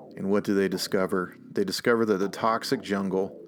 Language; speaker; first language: English; native; English